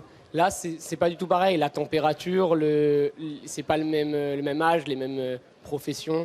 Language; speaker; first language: French; native; French